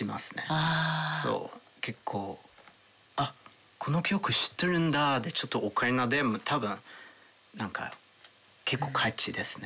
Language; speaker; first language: Japanese; non-native, learner; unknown